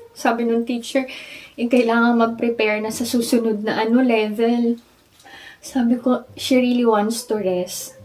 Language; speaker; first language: Filipino; native; Filipino